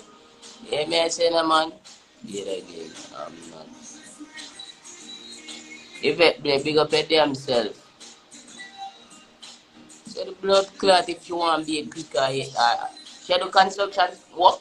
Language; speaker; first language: English; native; English